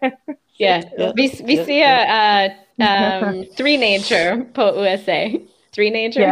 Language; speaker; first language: Danish; non-native, learner; English